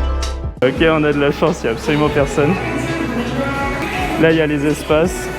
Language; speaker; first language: French; native; French